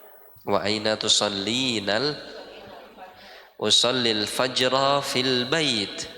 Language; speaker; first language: Arabic; non-native, fluent; Indonesian